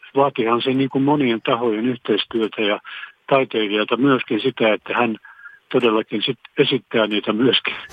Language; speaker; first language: Finnish; native; Finnish